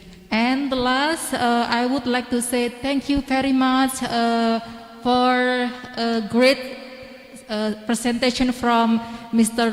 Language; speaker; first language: English; non-native, learner; Indonesian